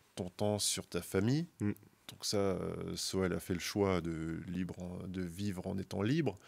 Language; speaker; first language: French; native; French